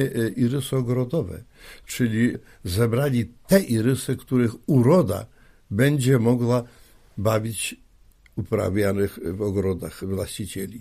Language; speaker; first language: Polish; native; Polish